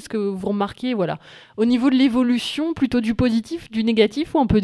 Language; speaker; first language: French; native; French